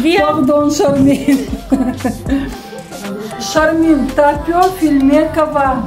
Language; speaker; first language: French; non-native, learner; Chechen